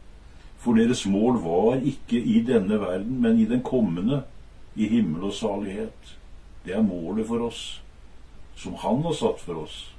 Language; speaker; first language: Norwegian; native; Norwegian